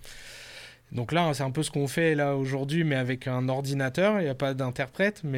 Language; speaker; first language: French; native; French